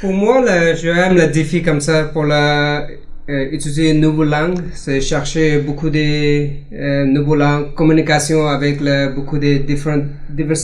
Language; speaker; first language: French; non-native, learner; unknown